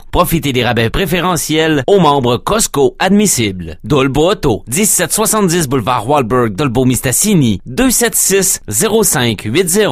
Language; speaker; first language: French; native; French